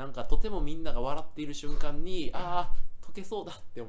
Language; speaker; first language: Japanese; native; Japanese